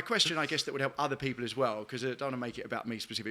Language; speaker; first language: English; native; English